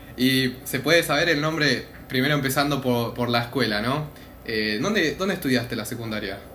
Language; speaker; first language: Spanish; native; Spanish